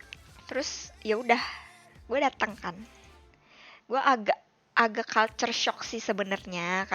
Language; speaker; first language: Indonesian; native; Indonesian